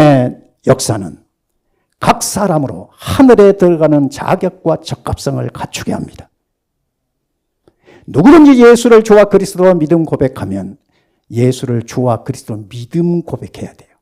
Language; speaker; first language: Korean; native; Korean